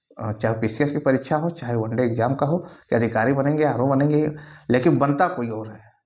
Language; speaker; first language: Hindi; native; Hindi